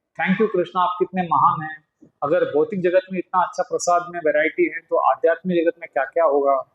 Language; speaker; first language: Hindi; non-native, local second language; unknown